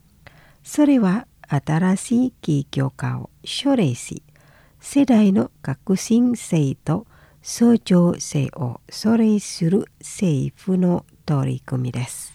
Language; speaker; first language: Japanese; non-native, fluent; Indonesian